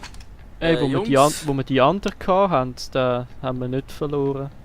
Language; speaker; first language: German; native; German